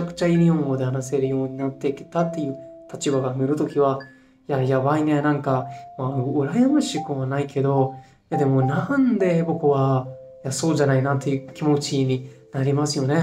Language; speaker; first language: Japanese; non-native, fluent; Hindi